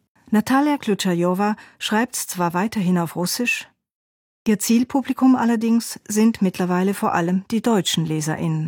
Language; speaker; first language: German; native; German